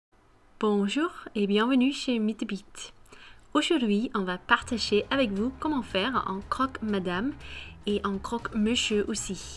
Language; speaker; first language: French; non-native, fluent; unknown